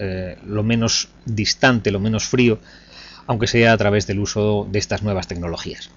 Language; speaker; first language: Spanish; native; Spanish